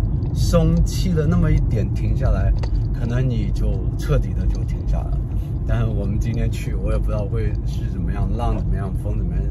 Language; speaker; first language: Chinese; native; Chinese